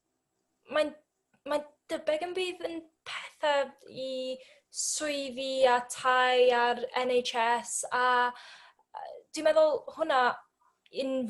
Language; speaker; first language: Welsh; non-native, learner; English